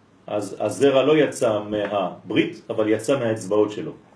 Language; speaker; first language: Hebrew; non-native, fluent; French